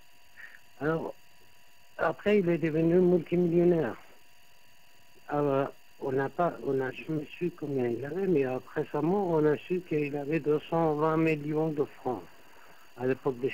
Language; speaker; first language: French; native; French